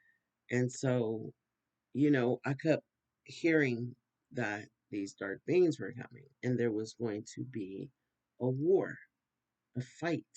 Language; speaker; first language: English; native; English